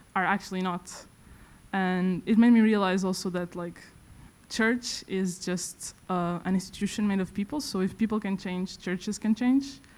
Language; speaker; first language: English; non-native, fluent; Portuguese